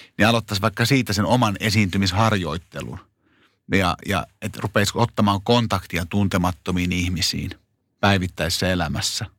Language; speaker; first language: Finnish; native; Finnish